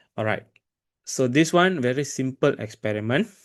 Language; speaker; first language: English; non-native, local second language; Malay